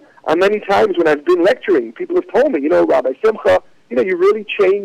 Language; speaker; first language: English; native; English